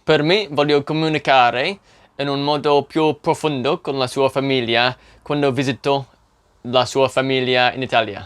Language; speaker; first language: Italian; non-native, learner; English